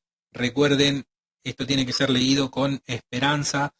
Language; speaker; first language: Spanish; native; Spanish